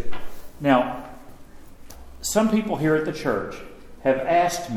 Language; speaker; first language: English; native; English